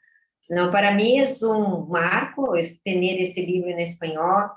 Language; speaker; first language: Spanish; non-native, fluent; Portuguese